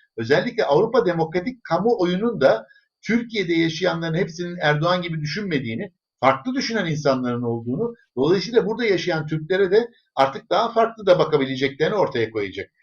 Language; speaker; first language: Turkish; early bilingual, other home language; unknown